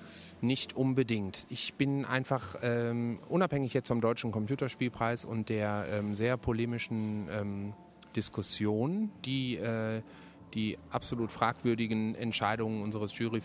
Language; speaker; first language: German; native; German